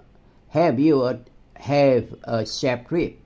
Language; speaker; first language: English; non-native, learner; Vietnamese